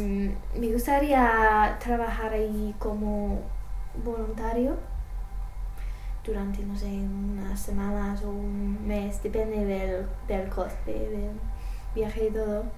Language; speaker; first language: Spanish; non-native, learner; English